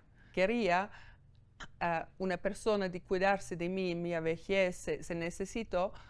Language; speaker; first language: Spanish; non-native, fluent; German